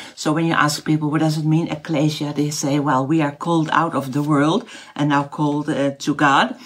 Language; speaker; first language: English; non-native, fluent; Dutch